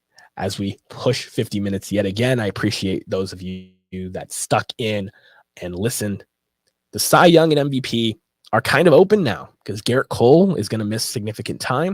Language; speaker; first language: English; native; English